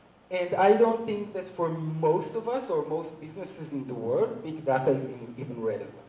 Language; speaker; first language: English; non-native, fluent; Hebrew